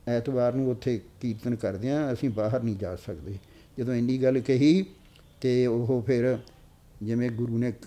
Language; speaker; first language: Punjabi; native; Punjabi